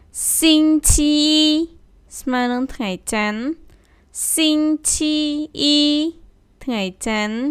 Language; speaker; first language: Chinese; non-native, fluent; Khmer